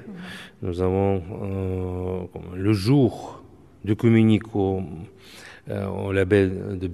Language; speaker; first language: French; non-native, fluent; Russian